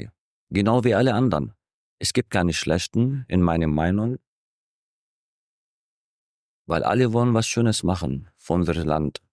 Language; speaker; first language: German; non-native, fluent; Arabic